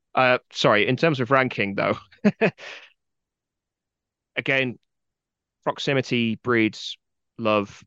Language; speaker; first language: English; native; English